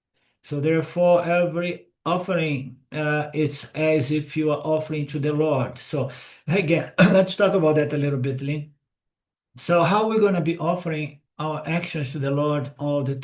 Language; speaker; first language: English; non-native, fluent; Portuguese